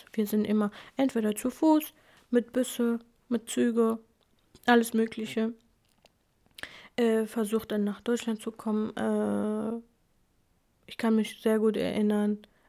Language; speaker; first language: German; non-native, fluent; Kurdish